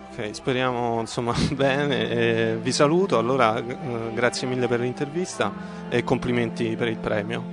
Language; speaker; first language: Italian; native; Italian